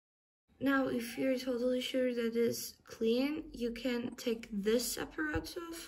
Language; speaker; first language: English; non-native, fluent; Turkish